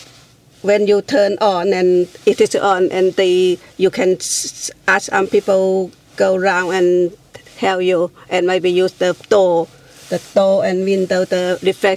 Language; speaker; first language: English; non-native, learner; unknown